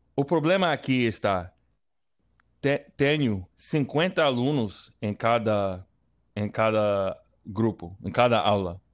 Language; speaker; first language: Portuguese; non-native, learner; English